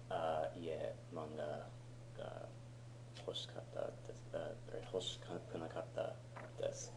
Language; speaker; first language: Japanese; non-native, learner; English